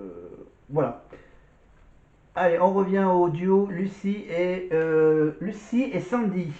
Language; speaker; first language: French; native; French